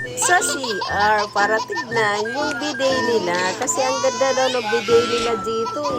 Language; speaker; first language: Filipino; non-native, local second language; Cebuano